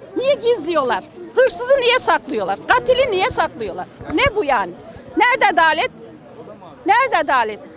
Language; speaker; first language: Turkish; native; Turkish